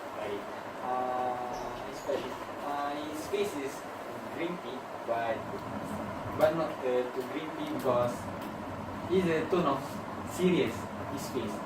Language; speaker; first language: English; non-native, learner; Malay